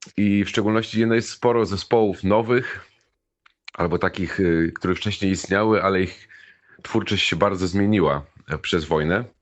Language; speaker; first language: Polish; native; Polish